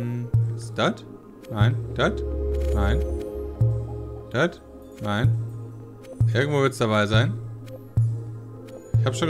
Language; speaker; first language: German; native; German